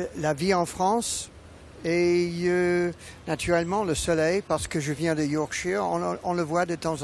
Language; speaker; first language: French; non-native, fluent; English